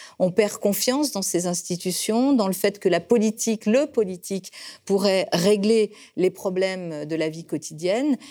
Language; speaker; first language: French; early bilingual, other home language; Spanish